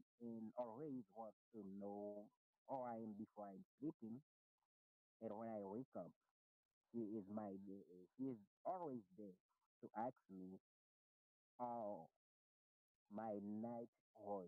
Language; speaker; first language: English; non-native, learner; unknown